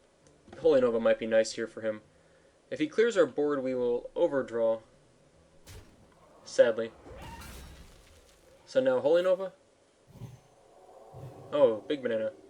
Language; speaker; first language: English; native; English